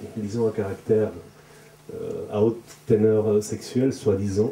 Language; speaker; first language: French; non-native, fluent; Spanish